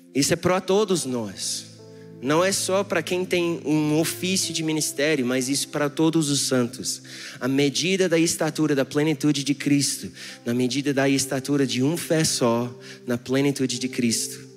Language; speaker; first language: Portuguese; non-native, fluent; English